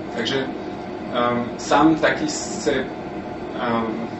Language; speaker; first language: Czech; non-native, fluent; French